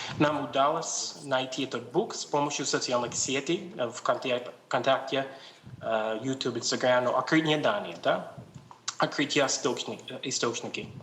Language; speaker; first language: Russian; non-native, learner; English